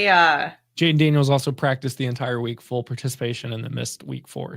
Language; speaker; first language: English; native; English